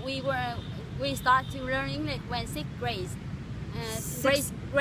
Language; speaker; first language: English; non-native, learner; Vietnamese